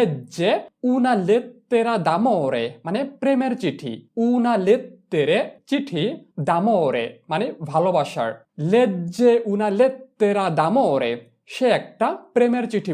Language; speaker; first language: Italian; non-native, fluent; Bangla